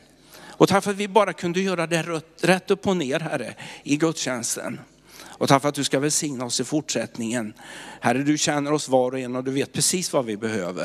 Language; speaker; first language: Swedish; native; Swedish